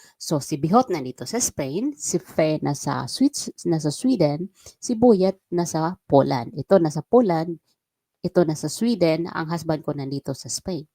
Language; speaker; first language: Filipino; non-native, local second language; Waray